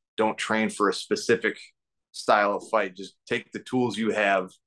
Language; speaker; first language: English; native; English